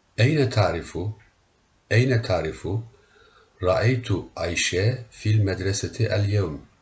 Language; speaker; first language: Arabic; non-native, learner; Turkish